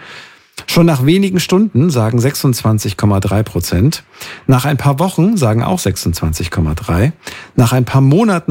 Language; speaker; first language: German; native; German